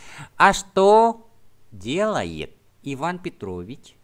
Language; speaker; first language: Russian; non-native, fluent; Vietnamese